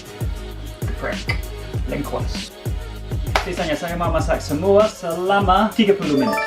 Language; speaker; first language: Indonesian; non-native, fluent; English